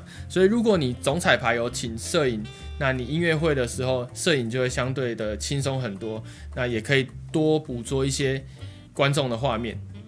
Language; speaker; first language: Chinese; native; Chinese